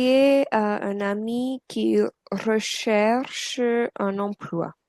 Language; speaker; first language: French; non-native, fluent; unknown